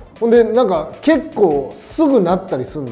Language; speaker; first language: Japanese; native; Japanese